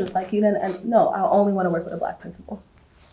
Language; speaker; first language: English; native; English